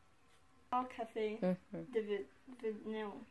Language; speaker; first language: French; non-native, learner; English